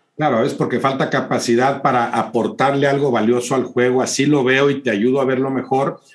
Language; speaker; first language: Spanish; native; Spanish